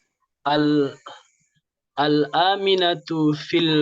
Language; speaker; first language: Arabic; non-native, learner; Indonesian